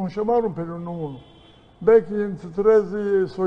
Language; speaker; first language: Portuguese; non-native, learner; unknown